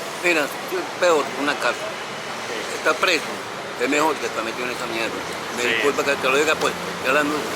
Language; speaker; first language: Spanish; native; Spanish